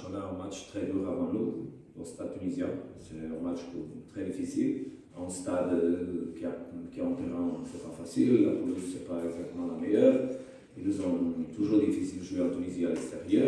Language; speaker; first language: French; non-native, fluent; Portuguese